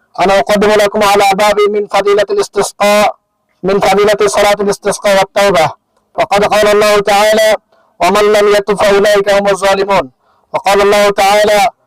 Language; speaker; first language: Arabic; non-native, fluent; Bangla